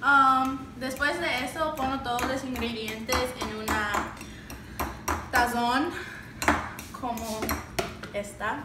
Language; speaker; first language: Spanish; non-native, learner; English